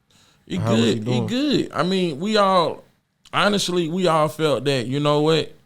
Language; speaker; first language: English; native; English